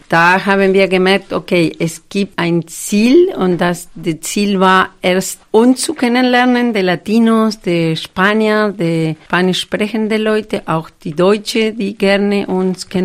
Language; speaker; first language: German; non-native, fluent; Spanish